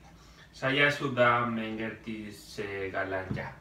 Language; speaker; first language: Indonesian; non-native, learner; Spanish